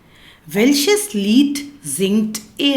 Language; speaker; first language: German; non-native, fluent; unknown